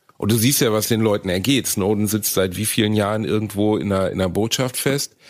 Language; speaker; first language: German; native; German